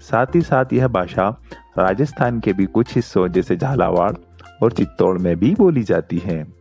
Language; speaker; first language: Hindi; native; Hindi